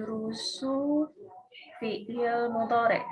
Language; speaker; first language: Arabic; non-native, learner; Indonesian